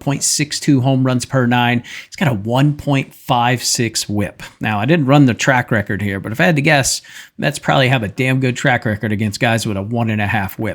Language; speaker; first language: English; native; English